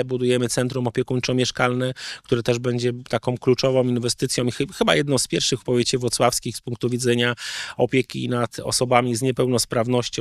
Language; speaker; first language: Polish; native; Polish